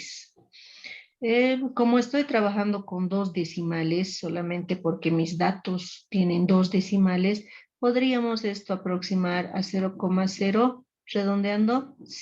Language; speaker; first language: Spanish; native; Spanish